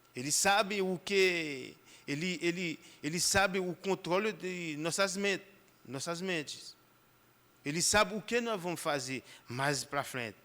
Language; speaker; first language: Portuguese; non-native, fluent; Haitian Creole